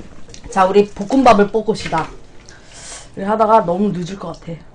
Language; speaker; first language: Korean; native; Korean